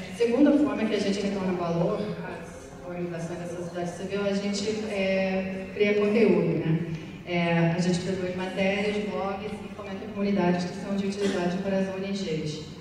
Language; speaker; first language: Portuguese; non-native, fluent; English